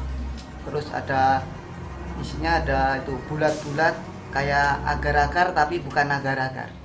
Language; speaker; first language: Indonesian; non-native, local second language; Javanese